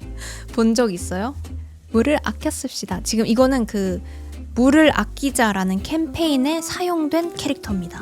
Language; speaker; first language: Korean; native; Korean